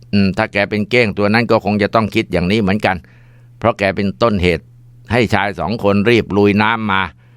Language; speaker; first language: Thai; native; Thai